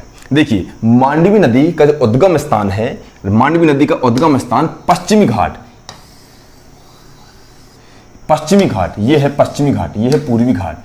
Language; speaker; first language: Hindi; native; Hindi